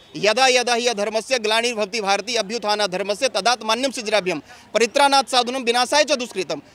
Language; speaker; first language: Hindi; native; Hindi